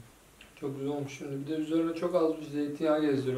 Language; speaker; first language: Turkish; native; Turkish